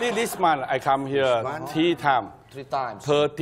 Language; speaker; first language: English; non-native, learner; Thai